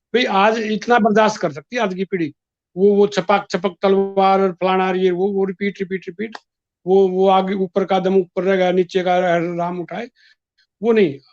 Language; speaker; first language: Hindi; native; Hindi